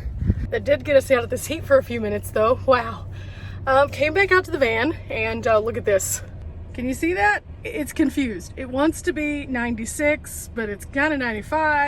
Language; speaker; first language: English; native; English